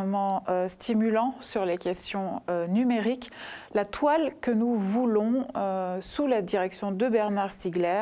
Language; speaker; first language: French; native; French